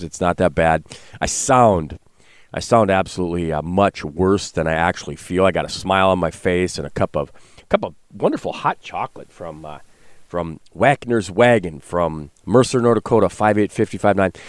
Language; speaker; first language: English; native; English